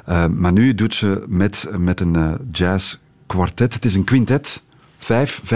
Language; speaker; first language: Dutch; native; Dutch